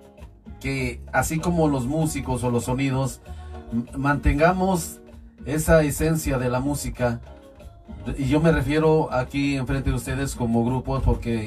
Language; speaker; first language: Spanish; native; Spanish